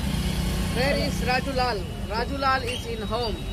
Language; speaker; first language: English; non-native, learner; Hindi